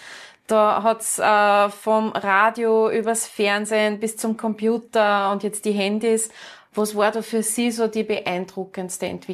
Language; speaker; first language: German; native; German